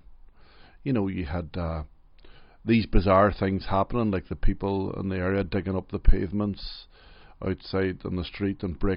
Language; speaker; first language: English; native; English